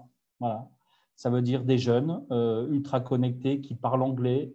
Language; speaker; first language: French; native; French